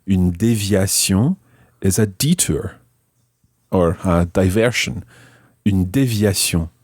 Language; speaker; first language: French; non-native, fluent; English